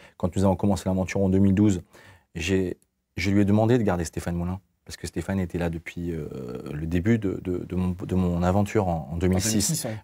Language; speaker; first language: French; native; French